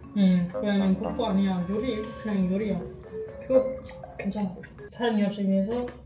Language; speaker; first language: Korean; non-native, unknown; German